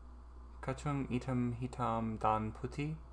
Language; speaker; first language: Indonesian; non-native, learner; English